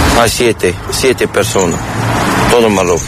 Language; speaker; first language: Spanish; non-native, learner; Arabic